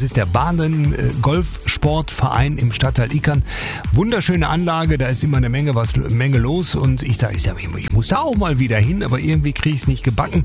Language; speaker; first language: German; native; German